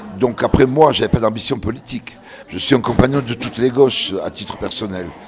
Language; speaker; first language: French; early bilingual, other home language; Kabyle